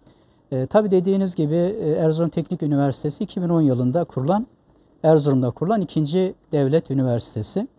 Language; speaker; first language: Turkish; native; Turkish